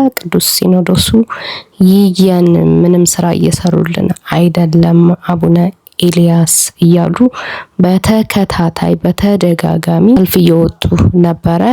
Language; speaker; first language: Amharic; native; Amharic